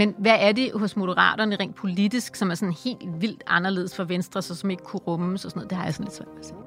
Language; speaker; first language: Danish; native; Danish